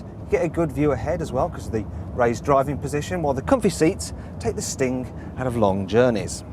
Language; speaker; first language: English; native; English